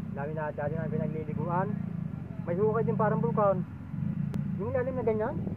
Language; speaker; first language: Filipino; native; Filipino